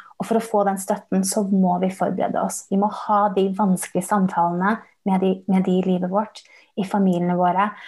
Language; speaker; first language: Norwegian; early bilingual, heritage; English